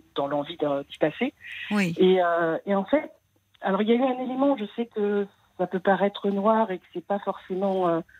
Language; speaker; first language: French; native; French